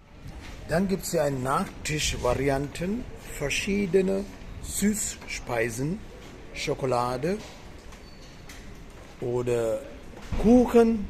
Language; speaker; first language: German; non-native, fluent; Sinhala